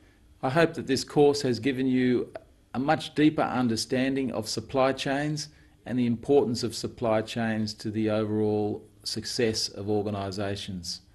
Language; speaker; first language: English; native; English